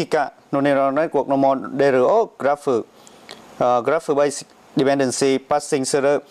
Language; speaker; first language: Japanese; non-native, learner; Vietnamese